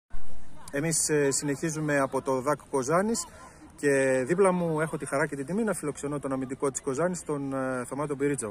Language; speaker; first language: Greek; native; Greek